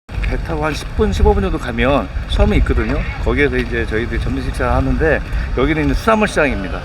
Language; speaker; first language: Korean; native; Korean